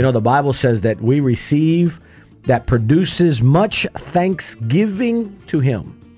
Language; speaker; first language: English; early bilingual, other home language; Spanish